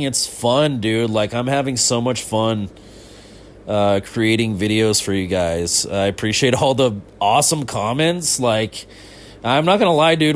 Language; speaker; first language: English; native; English